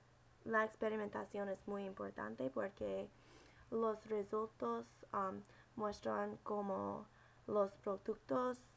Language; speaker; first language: Spanish; non-native, learner; English